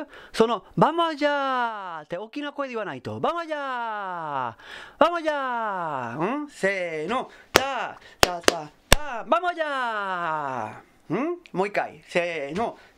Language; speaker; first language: Japanese; non-native, fluent; Spanish